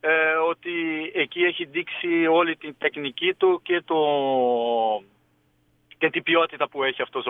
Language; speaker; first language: Greek; non-native, fluent; Portuguese